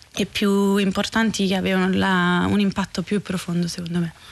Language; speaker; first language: Italian; non-native, fluent; English